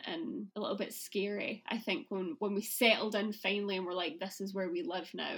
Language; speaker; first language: English; native; English